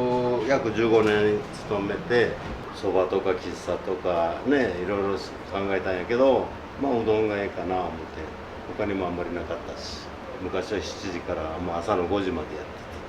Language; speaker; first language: Japanese; native; Japanese